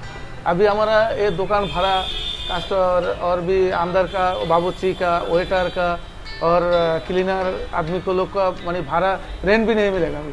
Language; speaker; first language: Hindi; non-native, local second language; Bangla